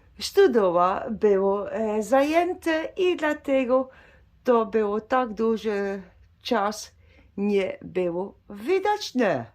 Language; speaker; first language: Polish; non-native, learner; Dutch